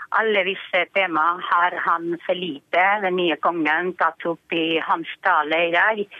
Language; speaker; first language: Norwegian; non-native, fluent; Spanish